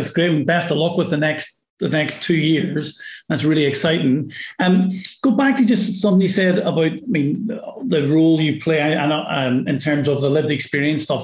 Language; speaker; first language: English; native; English